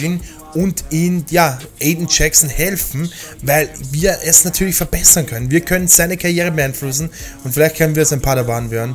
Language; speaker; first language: German; native; German